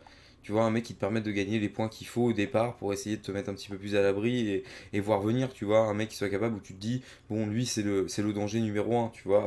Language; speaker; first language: French; native; French